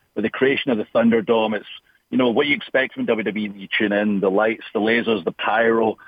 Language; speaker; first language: English; native; English